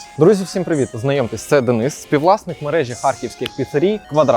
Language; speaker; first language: Ukrainian; native; Ukrainian